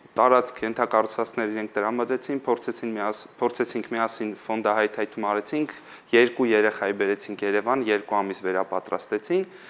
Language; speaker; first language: Armenian; native; Armenian